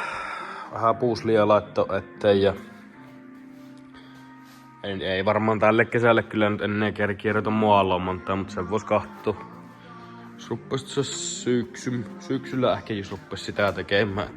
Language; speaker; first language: Finnish; native; Finnish